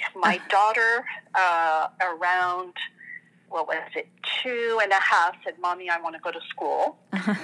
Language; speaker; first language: English; non-native, fluent; French